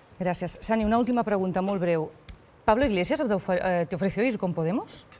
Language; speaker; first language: Spanish; non-native, local second language; Catalan